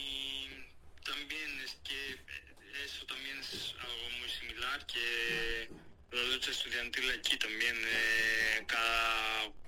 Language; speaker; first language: Spanish; non-native, fluent; Greek